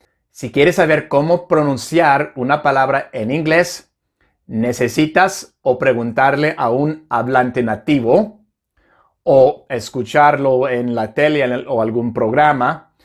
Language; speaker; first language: Spanish; non-native, fluent; English